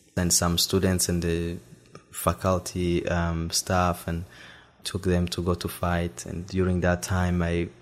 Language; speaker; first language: English; non-native, fluent; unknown